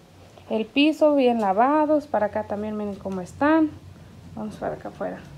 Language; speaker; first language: Spanish; native; Spanish